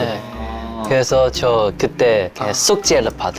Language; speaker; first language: Korean; non-native, learner; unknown